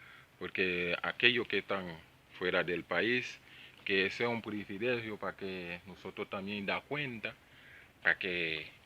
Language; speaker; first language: Spanish; non-native, learner; Haitian Creole